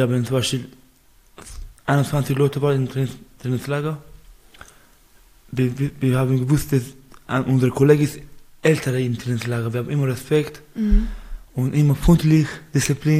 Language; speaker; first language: German; non-native, learner; Persian